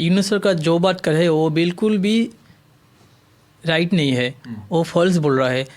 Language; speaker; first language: Hindi; non-native, learner; Bangla